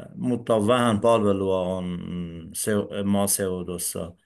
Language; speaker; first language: Finnish; non-native, learner; Persian